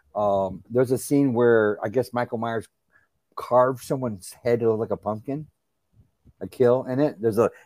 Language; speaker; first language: English; native; English